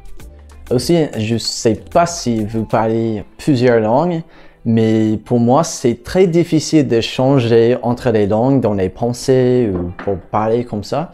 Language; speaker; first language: French; non-native, fluent; English